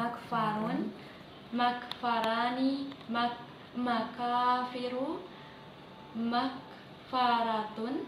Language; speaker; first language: Arabic; non-native, learner; Indonesian